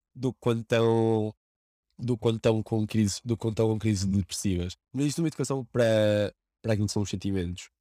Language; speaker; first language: Portuguese; native; Portuguese